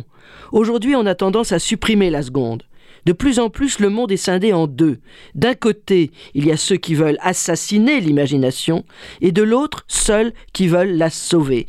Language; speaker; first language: French; native; French